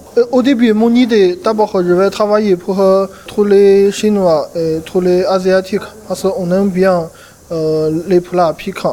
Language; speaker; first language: French; non-native, fluent; Chinese